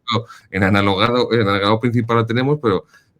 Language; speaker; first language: Spanish; native; Spanish